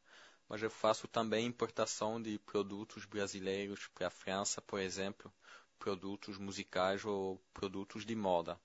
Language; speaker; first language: Portuguese; non-native, fluent; French